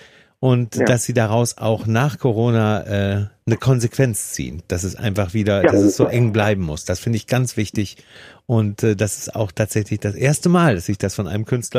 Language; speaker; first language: German; native; German